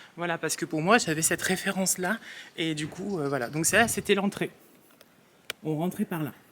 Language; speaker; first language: French; early bilingual, other home language; Réunion Creole French